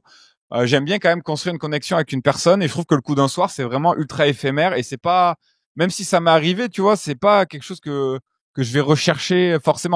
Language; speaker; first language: French; native; French